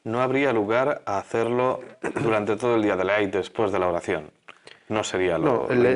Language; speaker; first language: Spanish; native; Spanish